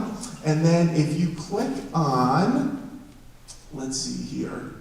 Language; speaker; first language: English; native; English